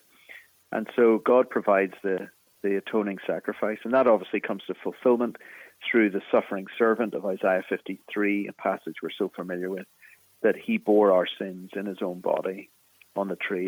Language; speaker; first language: English; native; English